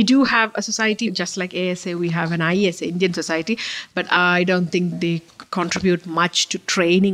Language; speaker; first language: English; non-native, local second language; Malayalam